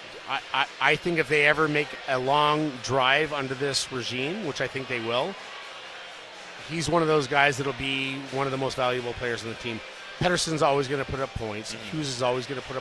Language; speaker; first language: English; native; English